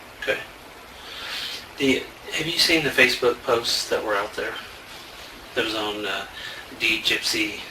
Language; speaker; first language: English; native; English